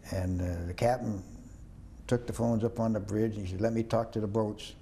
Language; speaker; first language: English; native; English